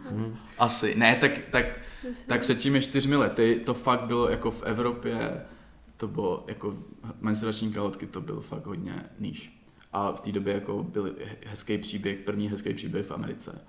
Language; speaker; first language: Czech; native; Czech